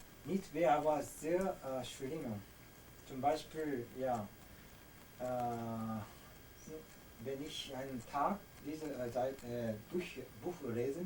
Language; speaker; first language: German; non-native, learner; Korean